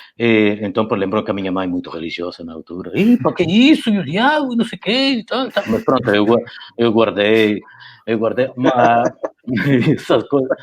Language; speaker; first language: Portuguese; early bilingual, heritage; Portuguese